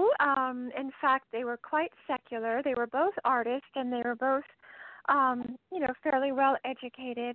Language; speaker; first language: English; native; English